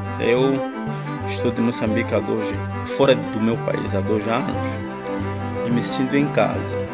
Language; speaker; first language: Portuguese; non-native, local second language; Makhuwa